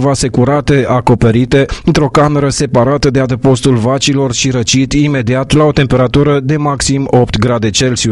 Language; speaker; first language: Romanian; native; Romanian